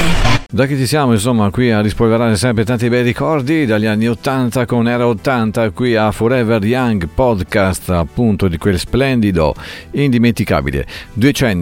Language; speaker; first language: Italian; native; Italian